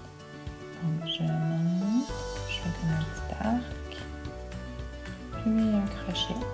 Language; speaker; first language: French; native; French